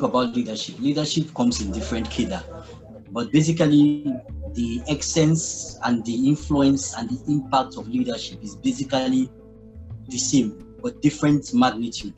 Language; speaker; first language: English; non-native, local second language; Yoruba